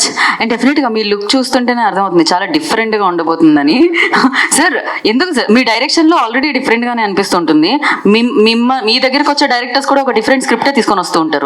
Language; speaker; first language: Telugu; non-native, local second language; Kannada